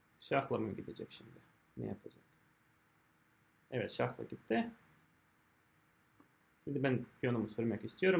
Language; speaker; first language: Turkish; non-native, fluent; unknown